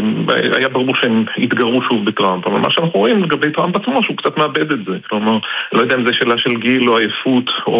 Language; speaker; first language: Hebrew; native; Hebrew